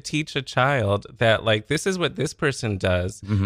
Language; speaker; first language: English; native; English